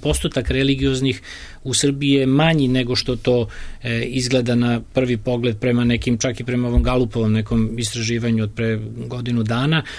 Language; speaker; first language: Serbian; native; Serbian